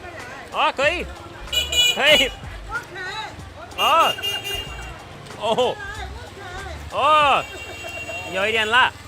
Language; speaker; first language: Chinese; non-native, learner; English